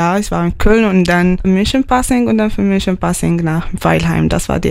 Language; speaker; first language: German; non-native, learner; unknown